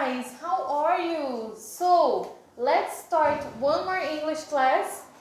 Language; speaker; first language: English; non-native, fluent; Portuguese